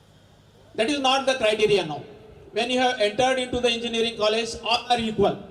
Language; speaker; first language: English; non-native, local second language; Telugu